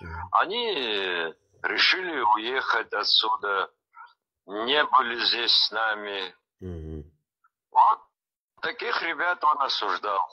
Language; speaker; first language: Russian; non-native, local second language; Abkhazian